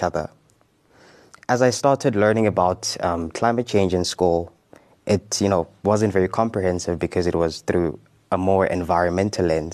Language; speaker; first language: English; non-native, local second language; Zulu